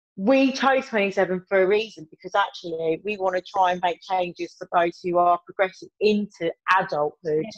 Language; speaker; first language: English; native; English